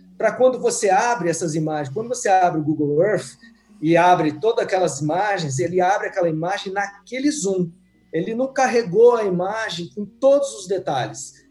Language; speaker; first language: Portuguese; early bilingual, heritage; Portuguese